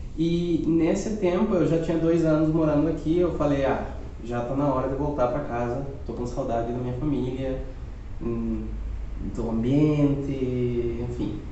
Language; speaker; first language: Portuguese; non-native, fluent; Spanish